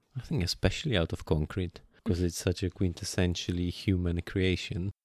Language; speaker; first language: English; non-native, fluent; Polish